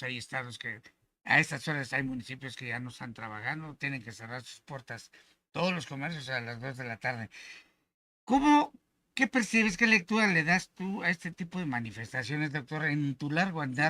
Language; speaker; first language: Spanish; native; Spanish